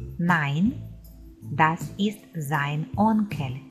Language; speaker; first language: German; non-native, fluent; Ukrainian